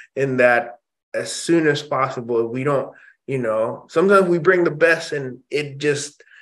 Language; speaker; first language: English; early bilingual, other home language; Indonesian